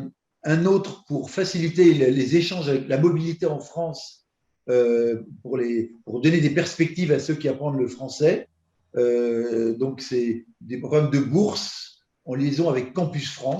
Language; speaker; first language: French; native; French